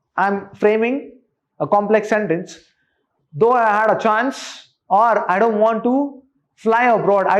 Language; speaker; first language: English; non-native, local second language; Kannada